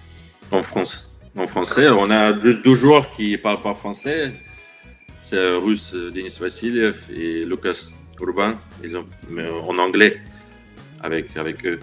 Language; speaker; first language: French; non-native, learner; Russian